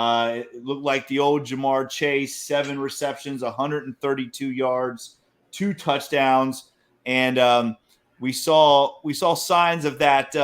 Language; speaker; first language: English; native; English